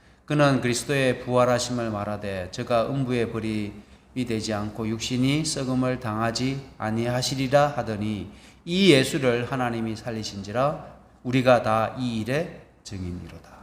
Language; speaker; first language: Korean; native; Korean